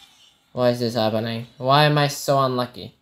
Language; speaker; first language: English; non-native, learner; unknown